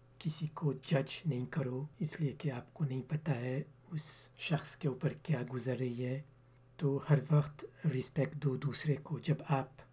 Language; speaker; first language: Urdu; early bilingual, heritage; Urdu